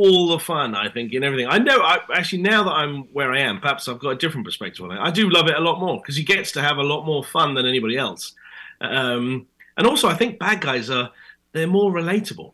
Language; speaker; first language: English; native; English